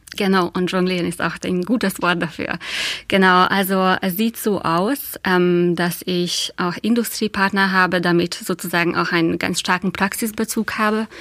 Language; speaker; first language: German; non-native, fluent; Hungarian